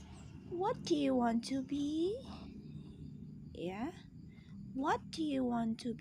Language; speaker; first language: English; non-native, fluent; Indonesian